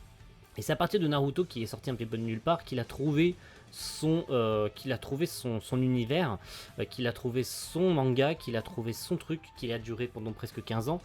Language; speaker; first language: French; native; French